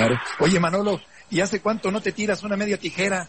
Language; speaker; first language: Spanish; native; Spanish